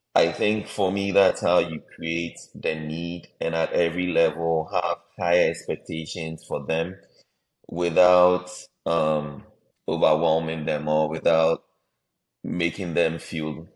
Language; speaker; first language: English; non-native, local second language; Akan